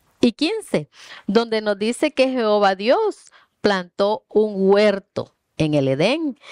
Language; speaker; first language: Spanish; native; Spanish